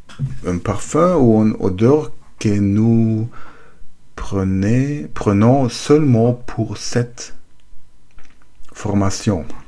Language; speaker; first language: French; non-native, learner; German